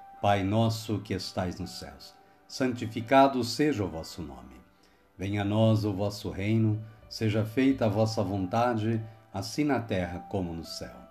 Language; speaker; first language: Portuguese; native; Portuguese